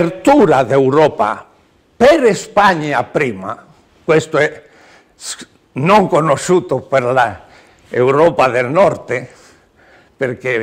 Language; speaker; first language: Italian; non-native, learner; Spanish